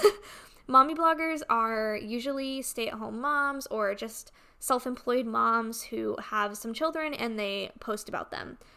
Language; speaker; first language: English; native; English